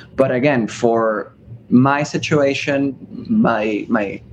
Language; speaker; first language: English; early bilingual, other home language; Spanish